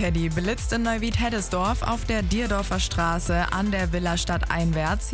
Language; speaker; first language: German; native; German